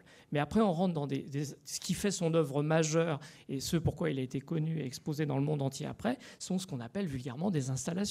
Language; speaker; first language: French; native; French